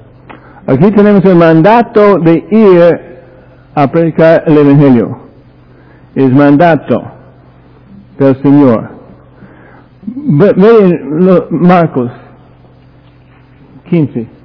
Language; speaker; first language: Spanish; non-native, fluent; English